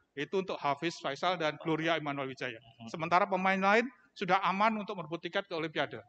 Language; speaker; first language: Indonesian; native; Indonesian